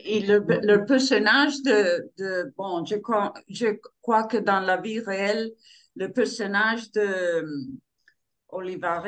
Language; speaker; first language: French; non-native, learner; Spanish